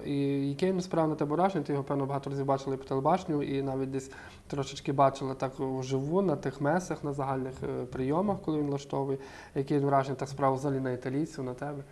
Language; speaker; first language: Ukrainian; native; Ukrainian